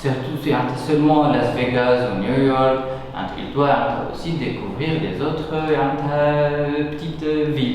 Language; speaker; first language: French; non-native, local second language; Arabic